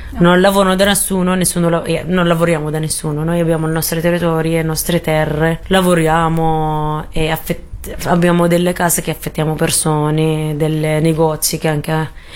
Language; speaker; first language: Italian; non-native, fluent; Arabic